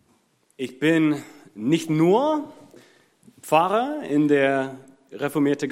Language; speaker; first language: German; non-native, fluent; English